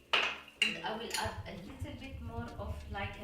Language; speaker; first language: English; non-native, learner; Arabic